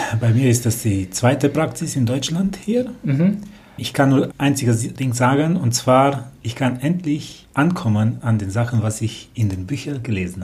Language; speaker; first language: German; non-native, fluent; Romanian